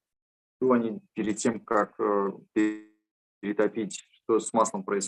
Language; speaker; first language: Russian; native; Russian